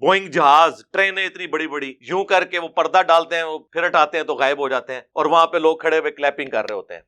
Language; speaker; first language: Urdu; non-native, local second language; Punjabi